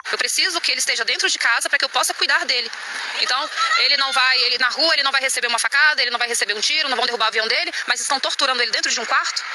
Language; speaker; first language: Portuguese; native; Portuguese